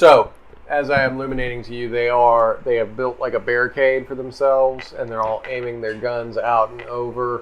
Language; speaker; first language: English; native; English